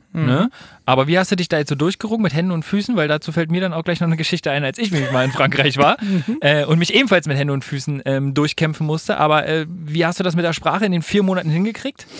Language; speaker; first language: German; native; German